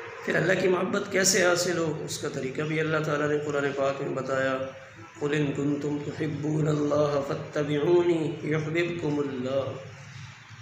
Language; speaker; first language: Urdu; native; Urdu